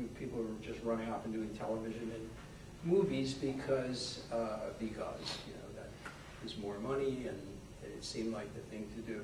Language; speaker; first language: English; native; English